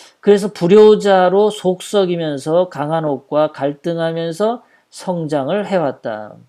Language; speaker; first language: Korean; native; Korean